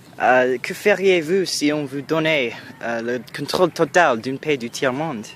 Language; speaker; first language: French; non-native, learner; English